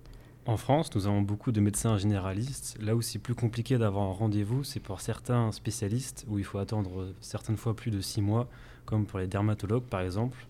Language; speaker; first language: French; native; French